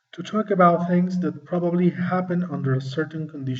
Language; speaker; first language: English; non-native, fluent; Spanish